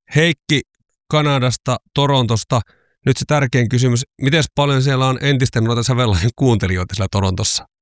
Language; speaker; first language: Finnish; native; Finnish